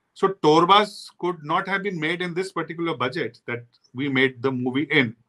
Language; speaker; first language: English; non-native, local second language; Hindi